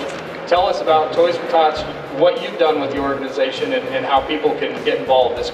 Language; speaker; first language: English; native; English